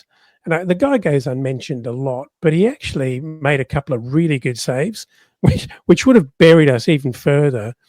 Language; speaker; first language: English; native; English